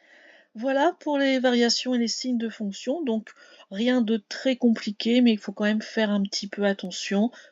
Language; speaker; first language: French; native; French